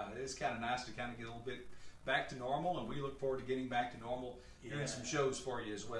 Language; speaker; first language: English; native; English